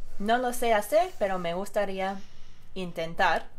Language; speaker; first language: Spanish; non-native, fluent; English